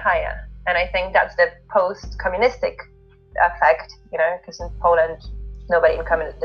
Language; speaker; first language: English; non-native, fluent; Polish